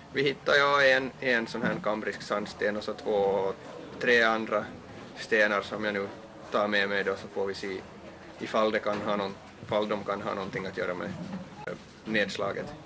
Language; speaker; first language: Swedish; native; Swedish